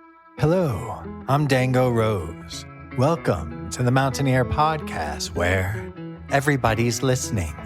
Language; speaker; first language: English; native; English